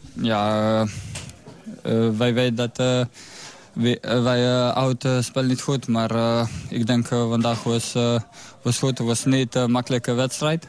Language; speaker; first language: Dutch; non-native, learner; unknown